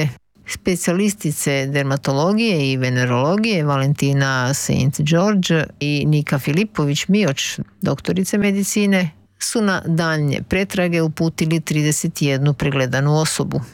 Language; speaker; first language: Croatian; native; Croatian